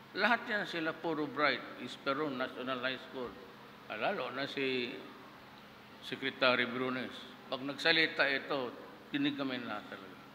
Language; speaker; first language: Filipino; non-native, local second language; Cebuano